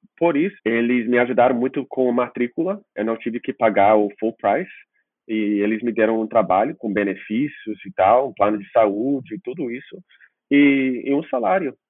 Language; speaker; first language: Portuguese; non-native, fluent; English